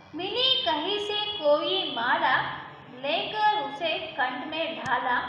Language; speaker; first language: Hindi; non-native, local second language; Kannada